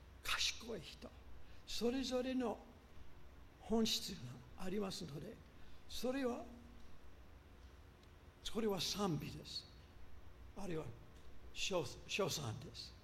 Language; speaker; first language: Japanese; non-native, fluent; English